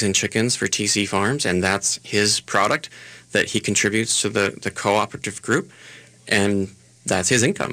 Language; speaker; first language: English; native; English